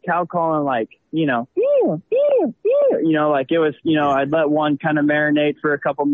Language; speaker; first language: English; native; English